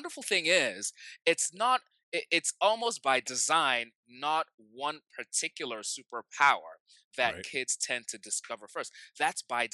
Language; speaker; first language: English; non-native, local second language; Yoruba